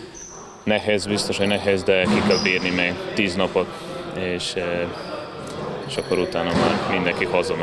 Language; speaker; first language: Hungarian; non-native, learner; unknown